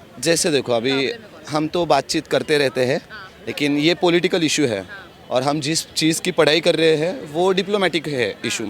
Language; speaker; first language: Hindi; non-native, local second language; Marathi